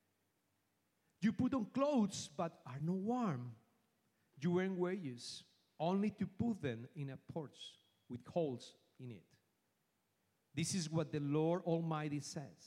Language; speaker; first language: English; non-native, fluent; Spanish